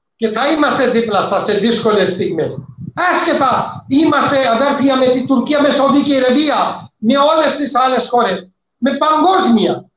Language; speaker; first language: Greek; non-native, fluent; Urdu